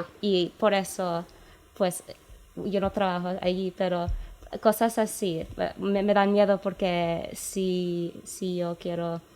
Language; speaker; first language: Spanish; non-native, learner; English